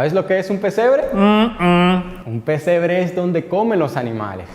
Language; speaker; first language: Spanish; native; Spanish